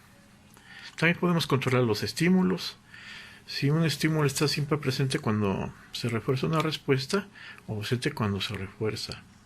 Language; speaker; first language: Spanish; native; Spanish